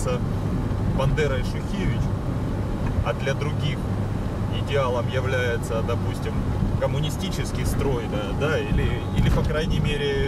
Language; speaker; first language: Russian; native; Russian